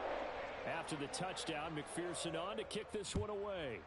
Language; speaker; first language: English; native; English